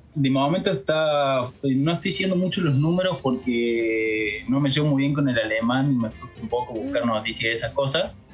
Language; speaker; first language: Spanish; native; Spanish